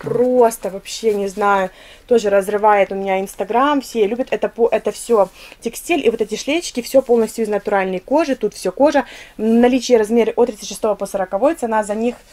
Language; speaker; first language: Russian; native; Russian